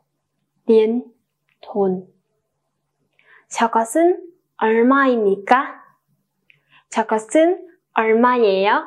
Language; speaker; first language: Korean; non-native, learner; Vietnamese